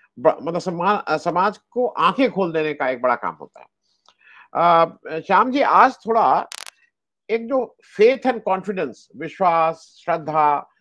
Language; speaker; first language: Hindi; native; Hindi